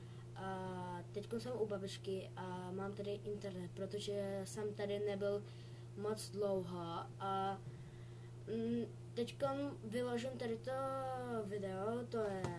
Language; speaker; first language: Czech; early bilingual, other home language; Ukrainian